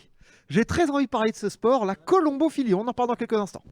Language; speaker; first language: French; native; French